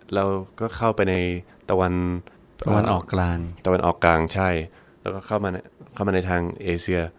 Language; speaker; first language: Thai; non-native, fluent; English